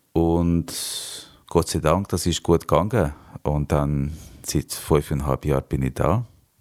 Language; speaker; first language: German; non-native, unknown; Hungarian